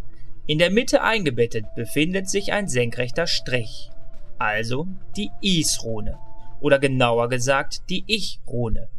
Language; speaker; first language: German; native; German